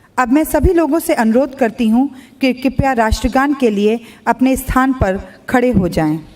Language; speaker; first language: Hindi; native; Hindi